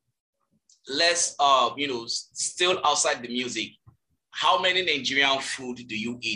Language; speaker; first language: English; non-native, local second language; Yoruba